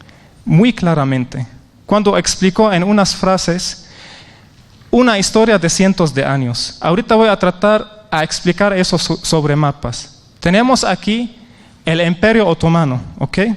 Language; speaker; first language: Spanish; non-native, fluent; Arabic